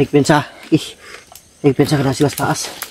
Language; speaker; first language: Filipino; non-native, local second language; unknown